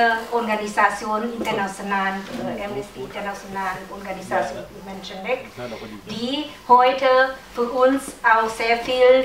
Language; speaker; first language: German; non-native, learner; Lao